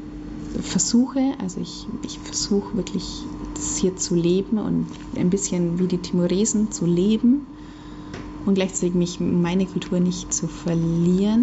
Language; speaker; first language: German; native; German